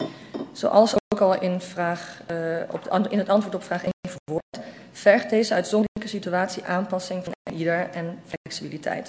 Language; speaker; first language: Dutch; native; Dutch